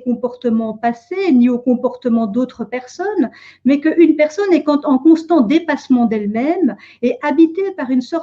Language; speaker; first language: French; native; French